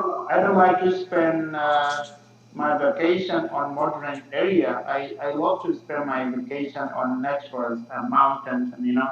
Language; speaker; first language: English; non-native, fluent; Arabic